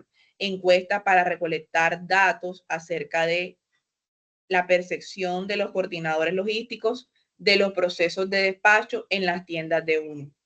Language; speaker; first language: Spanish; native; Spanish